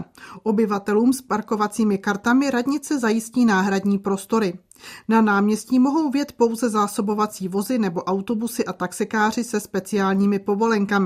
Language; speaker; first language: Czech; native; Czech